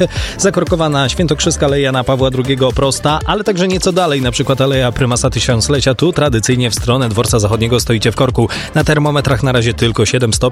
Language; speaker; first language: Polish; native; Polish